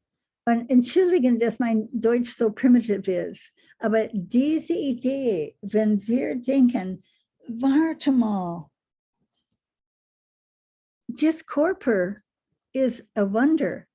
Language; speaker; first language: German; non-native, learner; English